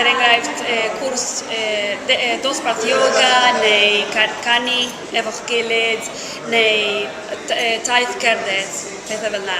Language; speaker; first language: Welsh; non-native, learner; English